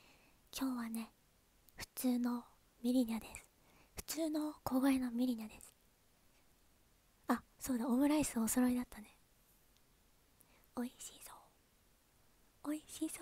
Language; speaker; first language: Japanese; native; Japanese